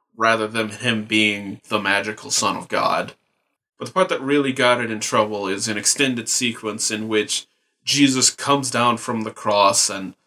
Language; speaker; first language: English; native; English